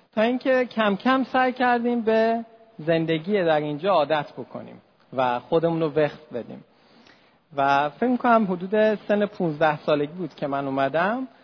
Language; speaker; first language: Persian; native; Persian